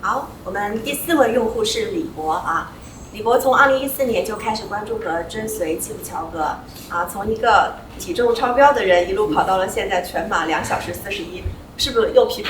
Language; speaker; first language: Chinese; native; Chinese